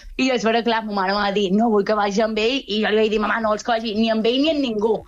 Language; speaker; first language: Catalan; native; Catalan